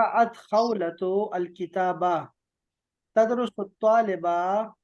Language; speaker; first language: Arabic; non-native, fluent; Urdu